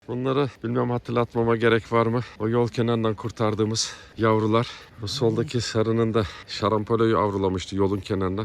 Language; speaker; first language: Turkish; native; Turkish